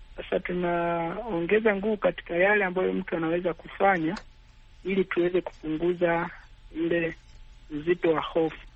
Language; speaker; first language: Swahili; native; Swahili